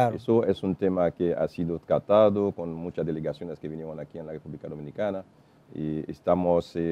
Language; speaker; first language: Spanish; non-native, fluent; Haitian Creole